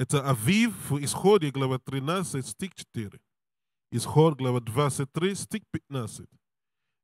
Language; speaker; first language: Russian; non-native, learner; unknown